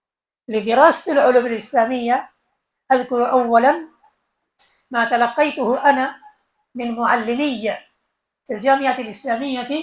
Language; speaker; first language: Arabic; non-native, fluent; Bangla